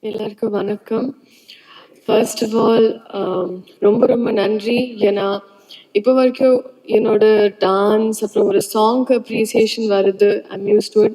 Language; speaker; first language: Tamil; non-native, learner; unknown